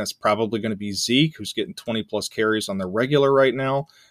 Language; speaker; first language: English; native; English